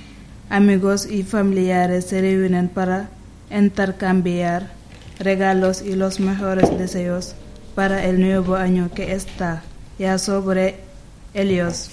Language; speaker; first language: Spanish; non-native, learner; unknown